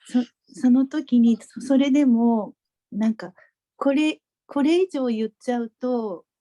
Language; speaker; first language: Japanese; native; Japanese